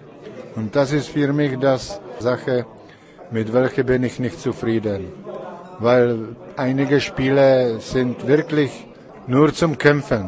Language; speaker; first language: German; non-native, learner; Czech